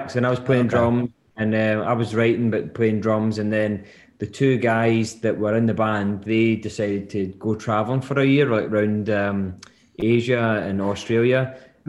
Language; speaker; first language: English; native; English